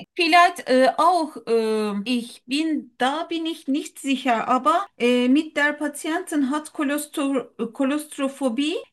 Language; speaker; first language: German; non-native, learner; Turkish